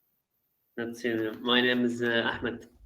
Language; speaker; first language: English; non-native, learner; Arabic